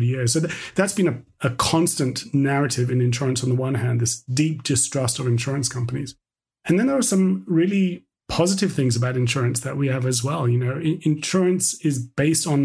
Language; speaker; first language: English; native; English